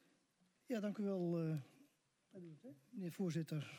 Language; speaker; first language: Dutch; native; Dutch